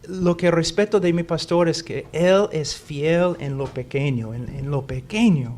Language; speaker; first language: Spanish; non-native, fluent; English